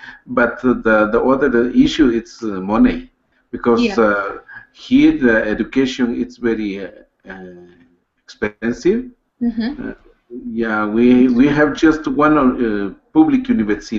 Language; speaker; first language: English; non-native, learner; Spanish